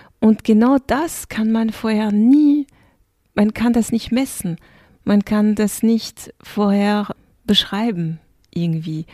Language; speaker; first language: German; non-native, fluent; French